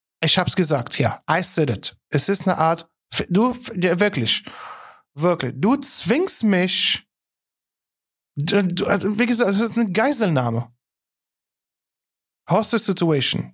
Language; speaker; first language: German; non-native, fluent; Arabic